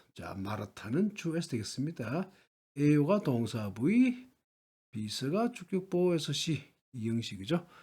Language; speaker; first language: Korean; native; Korean